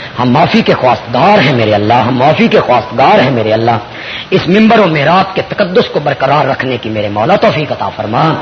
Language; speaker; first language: Urdu; non-native, local second language; Punjabi